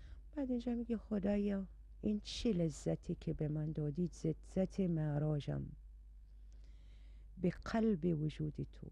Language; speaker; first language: Persian; non-native, learner; Arabic